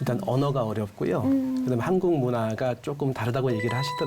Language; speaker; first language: Korean; native; Korean